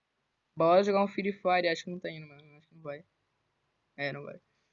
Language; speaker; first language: Portuguese; native; Portuguese